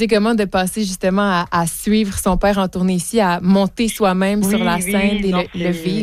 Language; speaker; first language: French; native; French